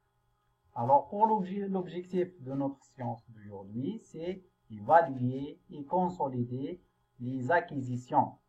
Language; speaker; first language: French; non-native, local second language; Arabic